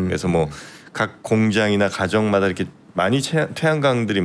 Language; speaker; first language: Korean; native; Korean